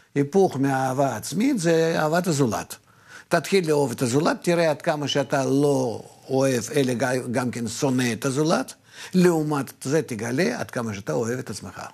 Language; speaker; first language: Hebrew; non-native, fluent; Russian